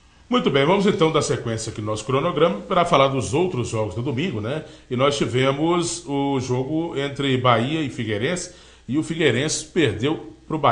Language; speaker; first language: Portuguese; native; Portuguese